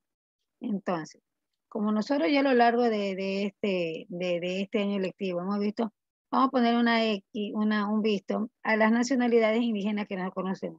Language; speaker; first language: Spanish; native; Spanish